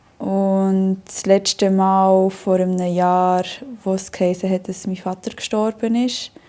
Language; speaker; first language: German; early bilingual, other home language; Spanish